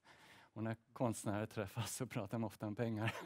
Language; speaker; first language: Swedish; early bilingual, heritage; Swedish